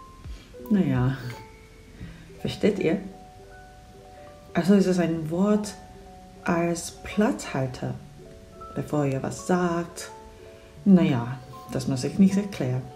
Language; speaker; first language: German; non-native, fluent; Korean